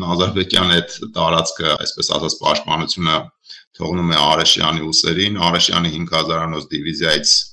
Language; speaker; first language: Armenian; native; Armenian